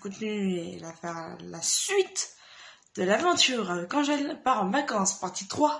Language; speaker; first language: French; native; French